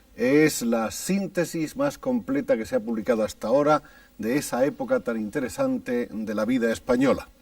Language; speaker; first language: Spanish; native; Spanish